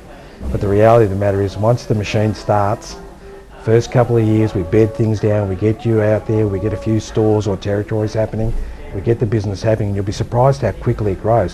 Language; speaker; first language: English; native; English